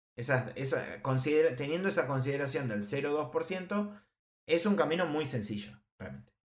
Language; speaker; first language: Spanish; native; Spanish